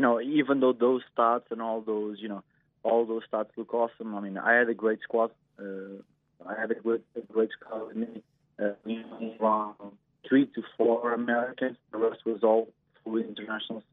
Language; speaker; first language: English; non-native, fluent; Portuguese